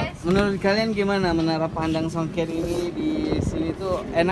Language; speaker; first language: Indonesian; non-native, local second language; Minangkabau